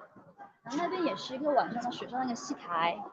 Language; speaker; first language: Chinese; native; Chinese